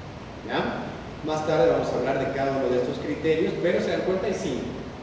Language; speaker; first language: Spanish; native; Spanish